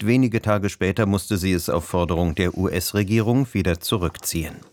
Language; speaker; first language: German; native; German